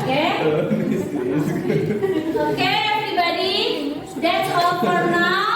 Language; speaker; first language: English; non-native, learner; Indonesian